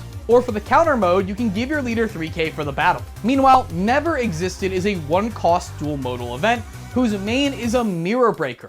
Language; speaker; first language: English; native; English